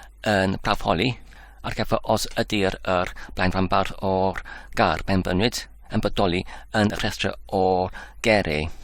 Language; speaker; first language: Welsh; non-native, learner; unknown